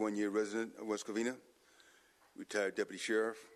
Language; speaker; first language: English; native; English